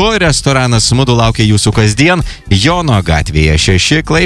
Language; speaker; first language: Lithuanian; native; Lithuanian